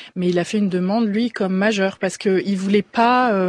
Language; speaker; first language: French; native; French